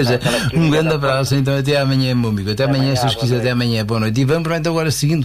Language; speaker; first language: Portuguese; native; Portuguese